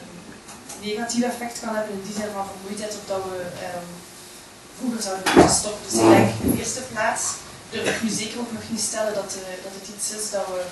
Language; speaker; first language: Dutch; native; Dutch